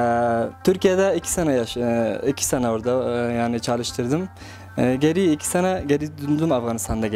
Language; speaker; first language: Turkish; non-native, learner; Persian